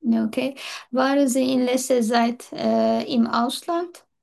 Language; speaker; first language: German; non-native, learner; Turkish